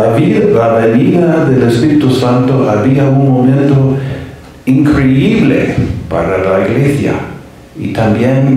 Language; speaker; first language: Spanish; non-native, fluent; English